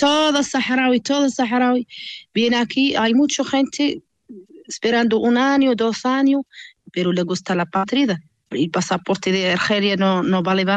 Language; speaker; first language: Spanish; non-native, learner; Arabic